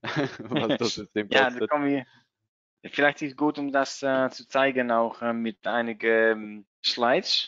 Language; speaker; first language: German; non-native, learner; Dutch